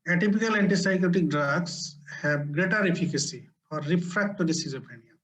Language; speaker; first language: English; non-native, local second language; Bangla